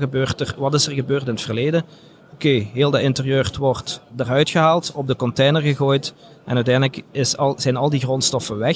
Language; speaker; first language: Dutch; native; Dutch